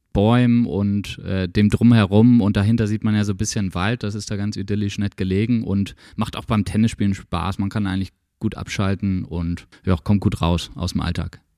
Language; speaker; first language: German; native; German